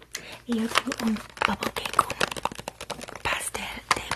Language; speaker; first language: Spanish; non-native, learner; English